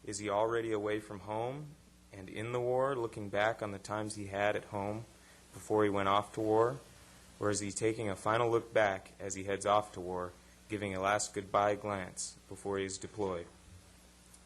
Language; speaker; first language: English; native; English